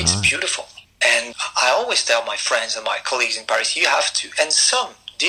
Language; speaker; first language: English; non-native, fluent; French